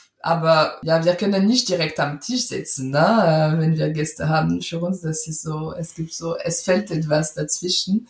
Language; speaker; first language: German; non-native, fluent; French